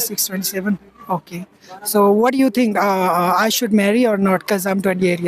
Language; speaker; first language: English; non-native, learner; Hindi